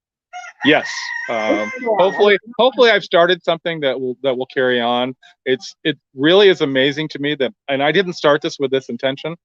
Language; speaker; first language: English; native; English